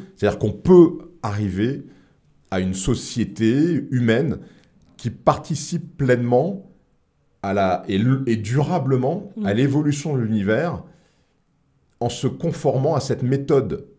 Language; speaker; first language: French; native; French